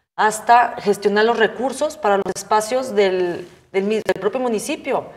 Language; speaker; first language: Spanish; native; Spanish